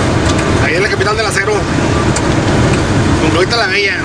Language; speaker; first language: Spanish; native; Spanish